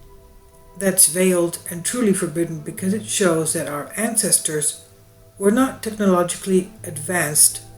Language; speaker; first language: English; non-native, fluent; Greek